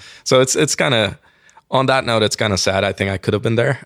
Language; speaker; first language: English; non-native, fluent; Turkish